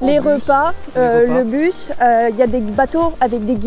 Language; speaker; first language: French; native; French